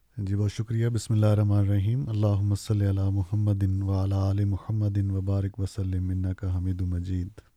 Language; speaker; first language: Urdu; native; Urdu